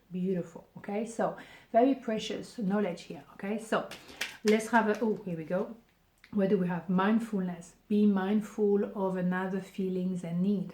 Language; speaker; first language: English; non-native, fluent; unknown